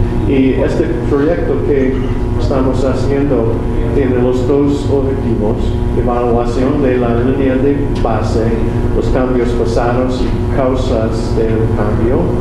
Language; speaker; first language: Spanish; non-native, learner; English